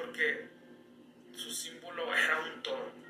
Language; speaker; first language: Spanish; native; Spanish